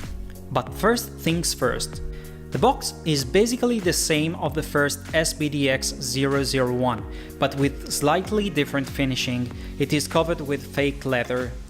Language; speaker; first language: English; non-native, fluent; Italian